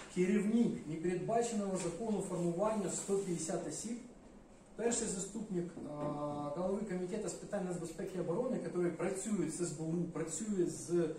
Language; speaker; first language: Ukrainian; non-native, local second language; Russian